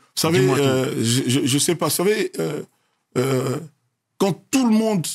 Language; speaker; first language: French; non-native, local second language; Lingala